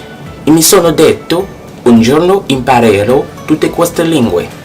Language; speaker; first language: Italian; non-native, learner; French